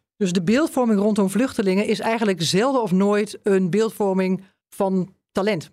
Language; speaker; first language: Dutch; native; Dutch